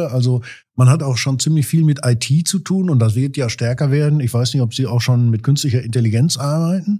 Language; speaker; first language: German; native; German